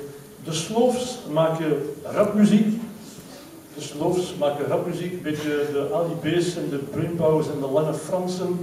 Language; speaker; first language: Dutch; native; Dutch